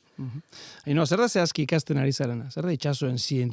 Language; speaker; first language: Basque; native; Basque